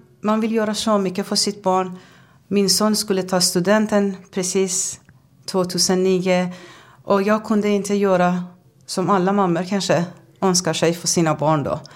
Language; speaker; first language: Swedish; non-native, fluent; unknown